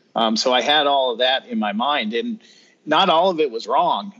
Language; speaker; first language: English; native; English